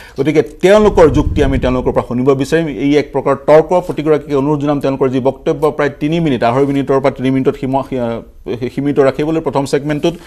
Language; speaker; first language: Assamese; native; Assamese